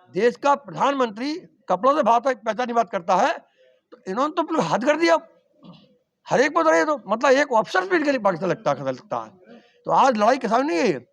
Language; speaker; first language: Hindi; native; Hindi